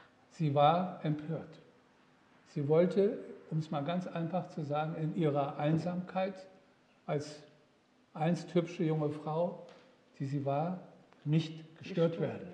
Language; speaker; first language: German; native; German